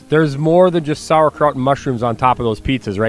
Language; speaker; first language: English; native; English